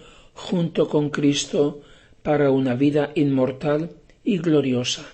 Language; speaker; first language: Spanish; native; Spanish